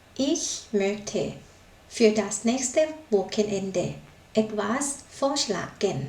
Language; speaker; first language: German; non-native, learner; Thai